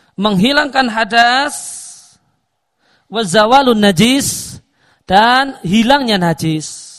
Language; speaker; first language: Indonesian; native; Indonesian